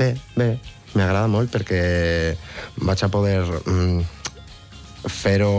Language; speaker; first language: Catalan; non-native, learner; Spanish